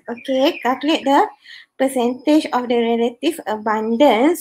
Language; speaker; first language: English; non-native, local second language; Malay